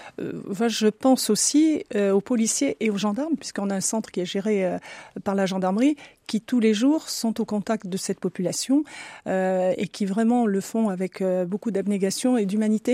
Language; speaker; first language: French; native; French